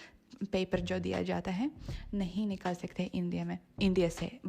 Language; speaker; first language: Hindi; non-native, fluent; Russian